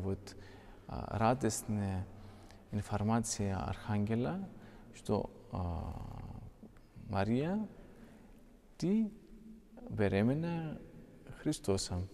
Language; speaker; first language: Russian; non-native, fluent; Greek